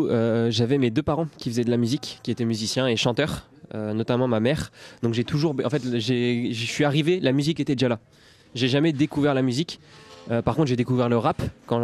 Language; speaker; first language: French; native; French